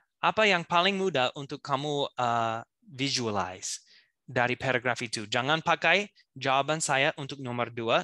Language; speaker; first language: Indonesian; non-native, fluent; English